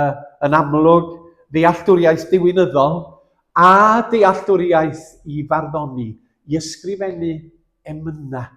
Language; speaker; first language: Welsh; native; Welsh